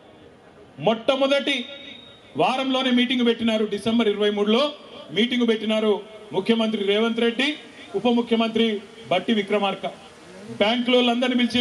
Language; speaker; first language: Telugu; native; Telugu